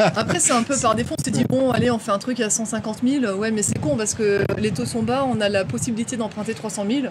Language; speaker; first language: French; native; French